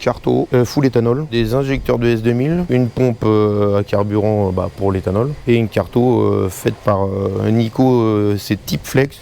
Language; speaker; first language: French; native; French